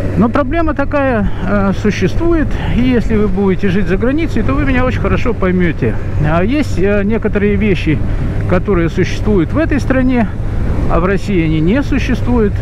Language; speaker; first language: Russian; native; Russian